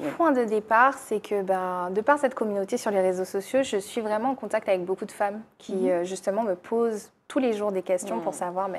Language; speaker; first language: French; native; French